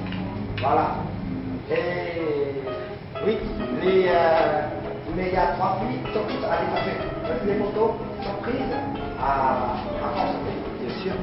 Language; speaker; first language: French; non-native, learner; Vietnamese